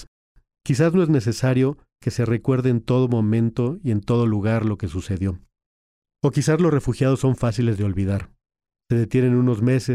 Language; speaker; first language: Spanish; native; Spanish